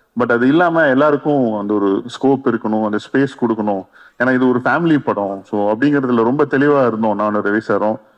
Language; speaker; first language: Tamil; native; Tamil